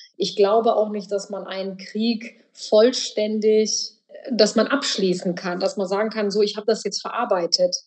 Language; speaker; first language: German; early bilingual, other home language; Bosnian